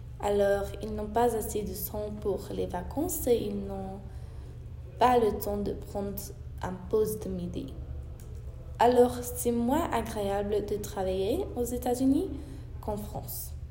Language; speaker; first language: French; non-native, learner; English